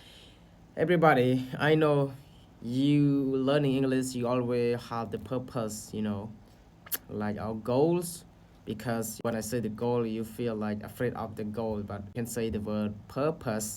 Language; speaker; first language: English; non-native, learner; Khmer